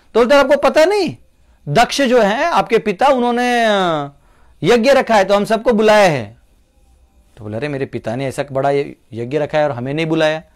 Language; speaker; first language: Hindi; non-native, local second language; Marathi